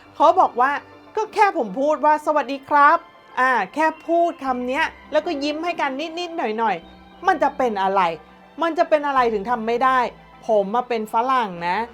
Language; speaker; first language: Thai; native; Thai